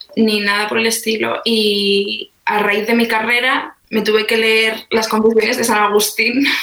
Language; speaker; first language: Spanish; native; Spanish